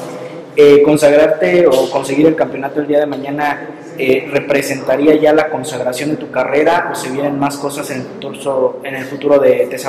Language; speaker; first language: Spanish; native; Spanish